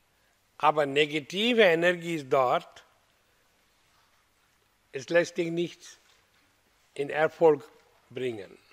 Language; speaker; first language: German; non-native, learner; Hindi